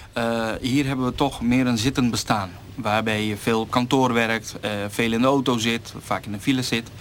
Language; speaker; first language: Dutch; native; Dutch